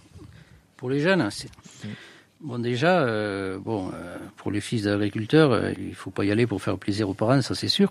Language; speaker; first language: French; native; French